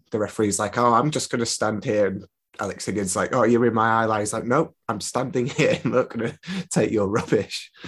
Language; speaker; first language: English; native; English